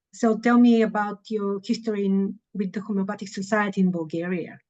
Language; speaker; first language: English; non-native, fluent; Bulgarian